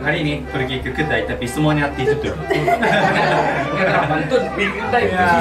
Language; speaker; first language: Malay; non-native, fluent; Japanese